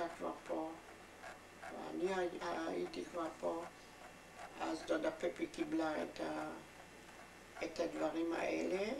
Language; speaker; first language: Hebrew; non-native, fluent; German